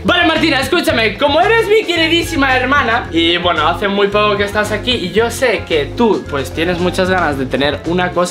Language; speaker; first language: Spanish; native; Spanish